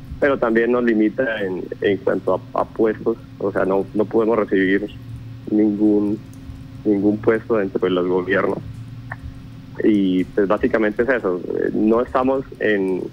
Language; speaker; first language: Spanish; native; Spanish